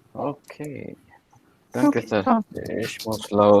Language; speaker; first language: German; non-native, learner; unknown